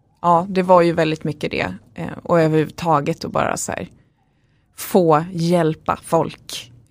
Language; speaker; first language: Swedish; native; Swedish